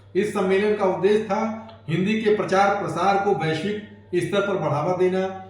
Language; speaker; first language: Hindi; native; Hindi